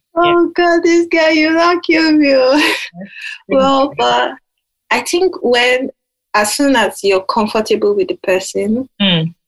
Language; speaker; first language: English; non-native, local second language; Yoruba